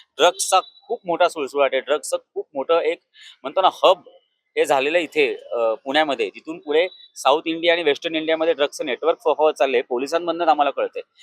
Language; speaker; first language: Marathi; native; Marathi